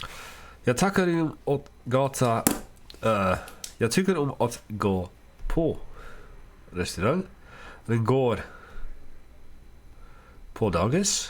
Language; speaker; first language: Swedish; non-native, learner; Dutch